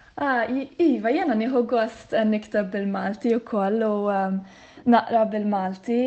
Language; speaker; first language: Maltese; non-native, fluent; Swedish